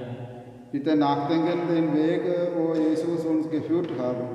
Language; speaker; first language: German; non-native, learner; Malayalam